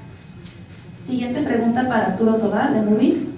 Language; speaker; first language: Spanish; native; Spanish